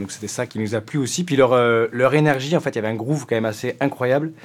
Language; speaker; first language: French; native; French